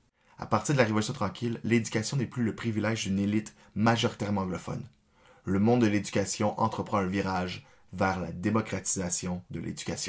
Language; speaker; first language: French; native; French